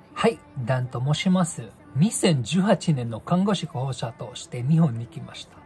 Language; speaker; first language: Japanese; non-native, learner; Filipino